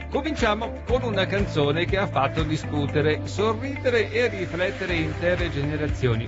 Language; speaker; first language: Italian; native; Italian